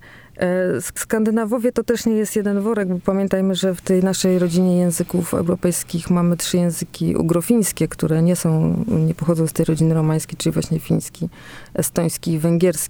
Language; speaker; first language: Polish; native; Polish